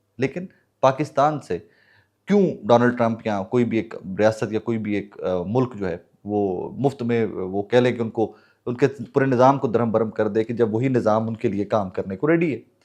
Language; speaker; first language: Urdu; non-native, local second language; Punjabi